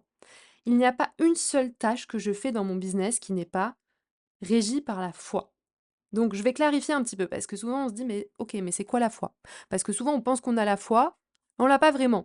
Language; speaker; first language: French; native; French